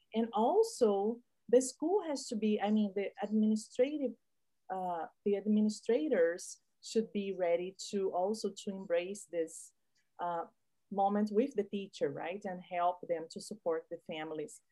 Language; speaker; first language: English; non-native, fluent; Portuguese